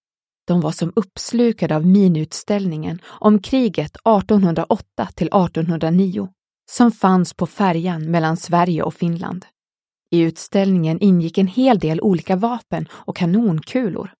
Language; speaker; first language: Swedish; native; Swedish